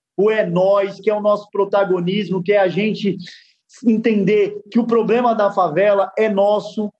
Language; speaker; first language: Portuguese; native; Portuguese